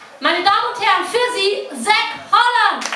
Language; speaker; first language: German; native; German